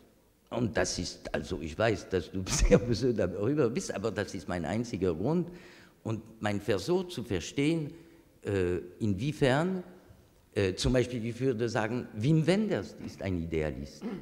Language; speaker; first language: German; non-native, fluent; French